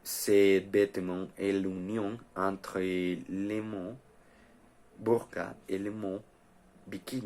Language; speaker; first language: French; non-native, learner; Spanish